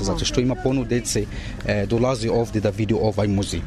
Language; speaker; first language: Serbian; non-native, learner; Arabic